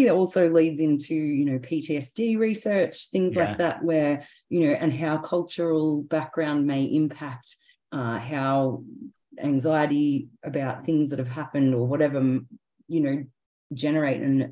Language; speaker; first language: English; native; English